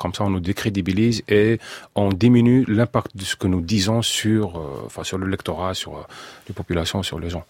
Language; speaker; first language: French; non-native, local second language; Arabic